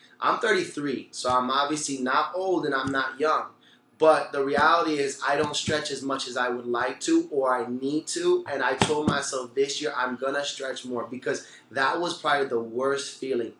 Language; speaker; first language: English; early bilingual, other home language; Spanish